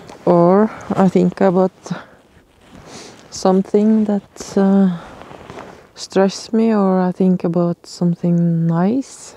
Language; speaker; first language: English; non-native, learner; Norwegian